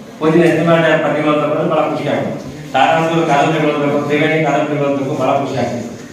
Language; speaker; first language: Kannada; non-native, local second language; Telugu